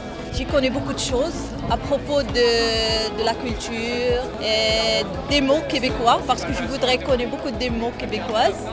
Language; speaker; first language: French; non-native, fluent; Arabic